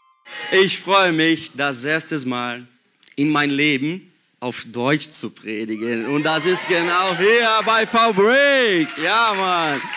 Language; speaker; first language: German; non-native, fluent; Portuguese